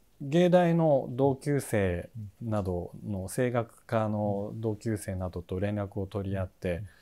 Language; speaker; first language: Japanese; native; Japanese